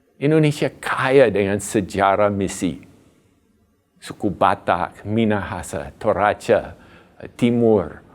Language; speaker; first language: Indonesian; non-native, fluent; English